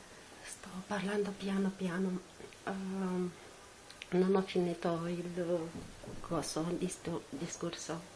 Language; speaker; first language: Italian; non-native, learner; Romanian